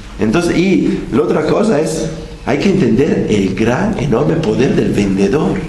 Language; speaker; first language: Spanish; non-native, fluent; Italian